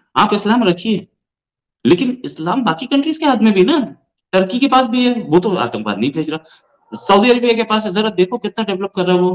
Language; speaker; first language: Hindi; native; Hindi